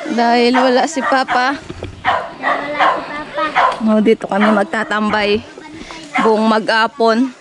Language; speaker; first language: Filipino; native; Filipino